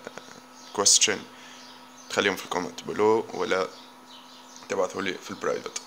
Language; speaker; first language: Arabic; native; Arabic